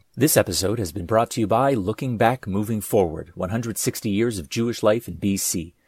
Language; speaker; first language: English; early bilingual, other home language; Polish